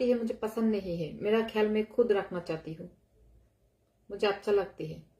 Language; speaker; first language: Hindi; non-native, learner; Bangla